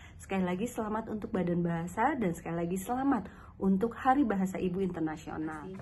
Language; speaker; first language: Indonesian; non-native, local second language; Sundanese